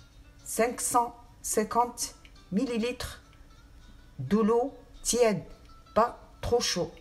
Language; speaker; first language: French; non-native, fluent; Arabic